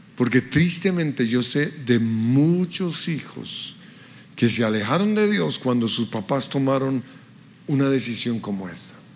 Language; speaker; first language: Spanish; early bilingual, other home language; English